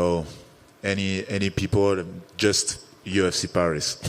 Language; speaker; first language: English; non-native, learner; French